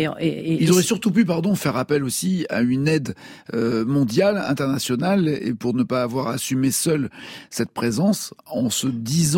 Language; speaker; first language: French; native; French